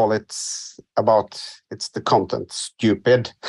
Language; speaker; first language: English; non-native, fluent; Norwegian